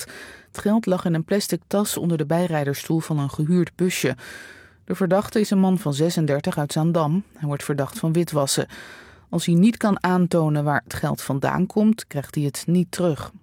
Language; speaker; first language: Dutch; native; Dutch